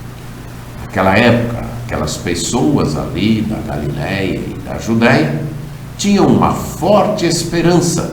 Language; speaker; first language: Portuguese; native; Portuguese